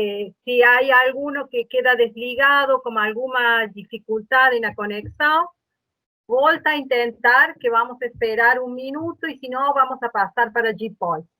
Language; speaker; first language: Portuguese; non-native, learner; Spanish